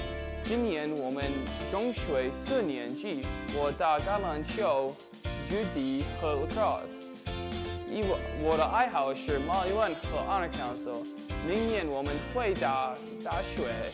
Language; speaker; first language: Chinese; non-native, learner; English